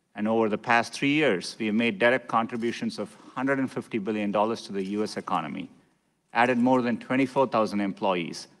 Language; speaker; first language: English; non-native, local second language; Tamil